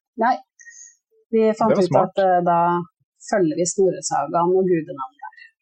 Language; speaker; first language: Norwegian; native; Norwegian